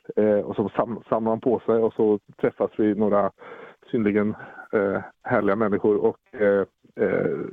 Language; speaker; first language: Swedish; native; Swedish